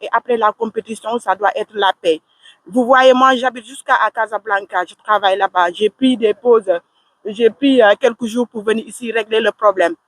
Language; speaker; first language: French; non-native, local second language; Wolof